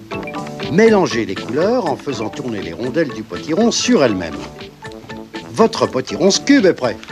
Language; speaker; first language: French; native; French